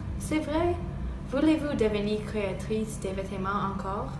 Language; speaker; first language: French; non-native, learner; English